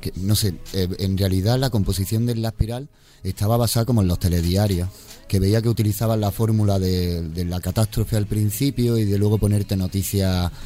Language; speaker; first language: Spanish; native; Spanish